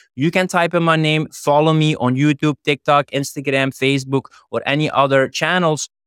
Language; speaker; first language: English; non-native, fluent; Dutch